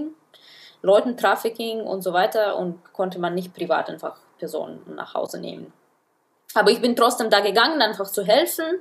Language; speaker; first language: German; non-native, fluent; Russian